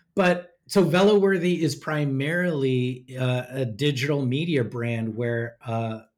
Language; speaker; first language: English; native; English